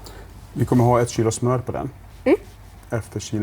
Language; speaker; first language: Swedish; non-native, fluent; Bosnian